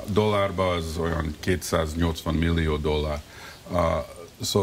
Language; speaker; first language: Hungarian; early bilingual, heritage; Hungarian